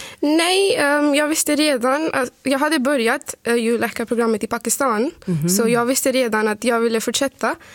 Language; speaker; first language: Swedish; non-native, fluent; Urdu